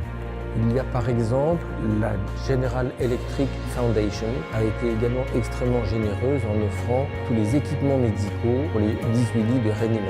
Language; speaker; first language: French; native; French